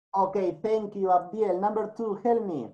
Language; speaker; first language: English; non-native, learner; Spanish